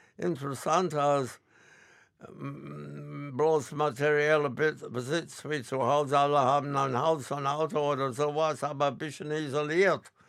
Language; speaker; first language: German; non-native, fluent; English